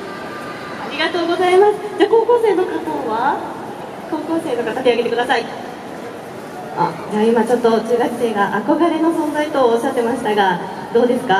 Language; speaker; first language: Japanese; native; Japanese